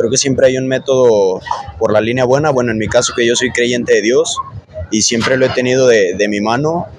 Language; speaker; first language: Spanish; native; Spanish